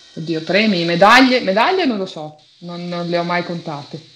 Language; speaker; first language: Italian; native; Italian